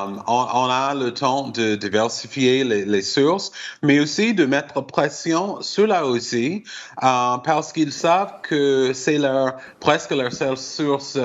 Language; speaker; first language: French; non-native, fluent; English